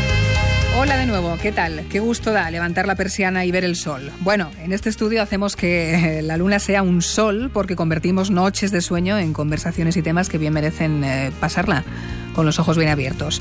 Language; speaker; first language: Spanish; native; Spanish